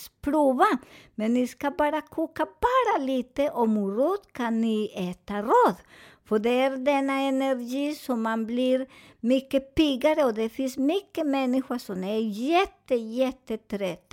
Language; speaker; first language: Swedish; non-native, fluent; Spanish